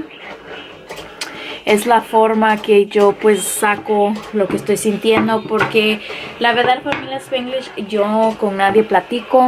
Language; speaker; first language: Spanish; early bilingual, heritage; Spanish